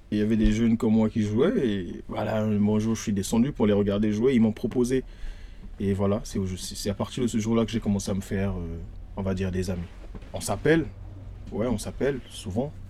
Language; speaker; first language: French; non-native, local second language; Lingala